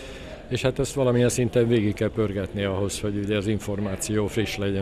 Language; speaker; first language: Hungarian; native; Hungarian